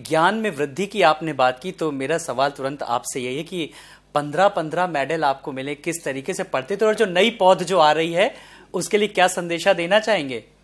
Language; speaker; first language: Hindi; native; Hindi